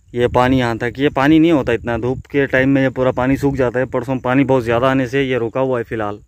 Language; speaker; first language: Hindi; non-native, local second language; Urdu